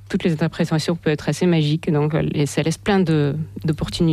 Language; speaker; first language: French; non-native, fluent; Russian